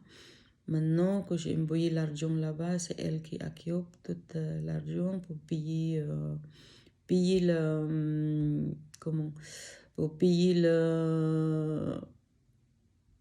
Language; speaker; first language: French; non-native, learner; Filipino